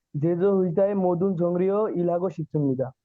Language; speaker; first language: Korean; non-native, learner; Bangla